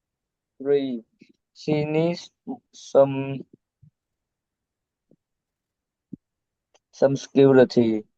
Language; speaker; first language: English; non-native, learner; Vietnamese